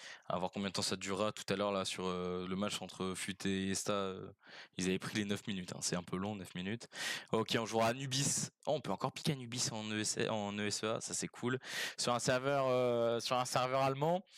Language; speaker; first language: French; native; French